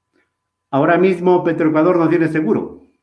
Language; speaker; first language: Spanish; native; Spanish